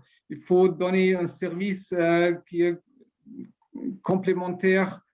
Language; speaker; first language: French; non-native, learner; German